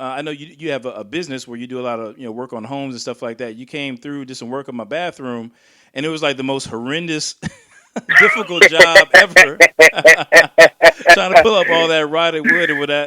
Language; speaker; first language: English; native; English